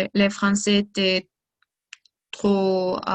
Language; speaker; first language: French; non-native, learner; Spanish